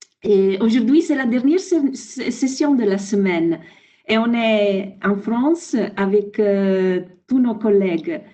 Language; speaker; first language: French; non-native, fluent; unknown